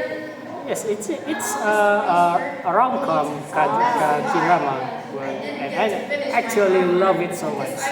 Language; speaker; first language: English; non-native, learner; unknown